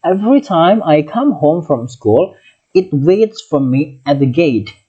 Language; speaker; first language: English; non-native, learner; Indonesian